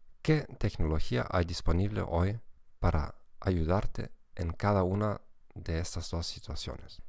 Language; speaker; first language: Spanish; non-native, fluent; German